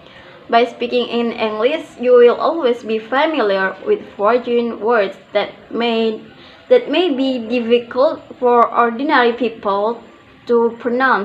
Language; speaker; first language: English; non-native, learner; Indonesian